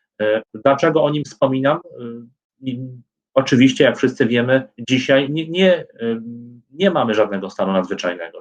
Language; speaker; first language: Polish; native; Polish